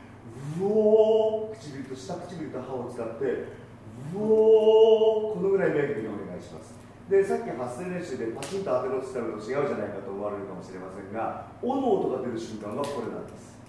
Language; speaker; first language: Japanese; native; Japanese